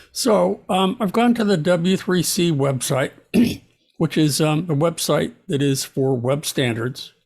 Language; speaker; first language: English; native; English